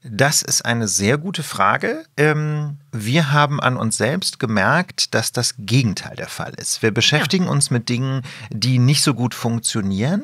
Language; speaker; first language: German; native; German